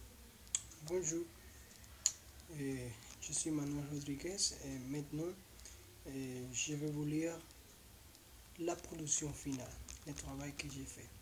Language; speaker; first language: French; non-native, learner; Spanish